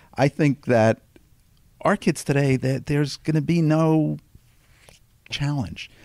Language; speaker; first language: English; native; English